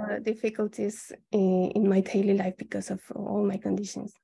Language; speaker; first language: English; non-native, fluent; Spanish